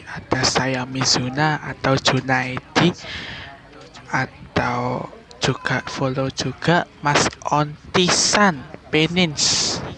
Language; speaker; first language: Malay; non-native, local second language; Javanese